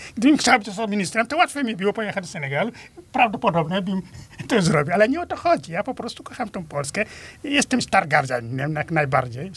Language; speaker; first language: Polish; non-native, fluent; Wolof